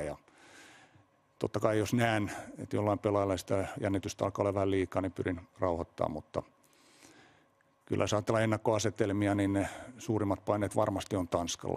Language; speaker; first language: Finnish; native; Finnish